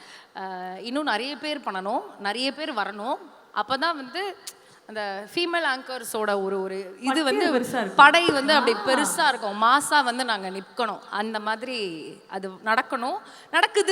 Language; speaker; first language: Tamil; native; Tamil